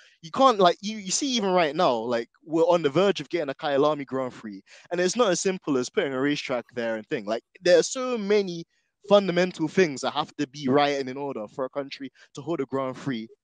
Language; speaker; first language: English; native; English